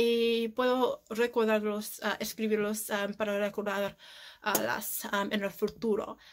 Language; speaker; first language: Spanish; non-native, learner; English